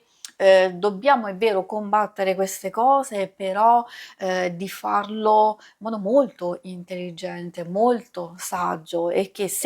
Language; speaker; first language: Italian; native; Italian